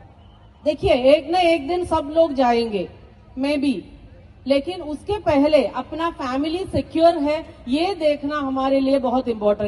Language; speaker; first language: Hindi; non-native, local second language; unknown